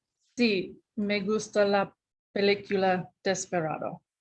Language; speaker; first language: Spanish; non-native, learner; English